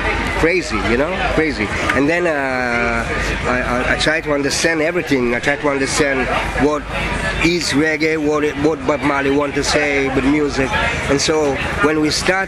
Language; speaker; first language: English; non-native, fluent; Italian